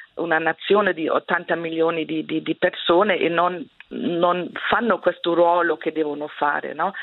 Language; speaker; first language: Italian; non-native, fluent; German